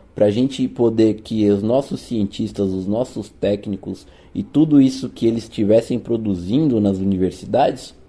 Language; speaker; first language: Portuguese; native; Portuguese